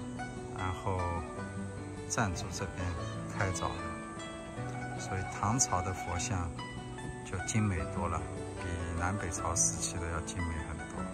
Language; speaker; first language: Chinese; native; Chinese